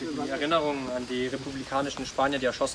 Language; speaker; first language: German; native; German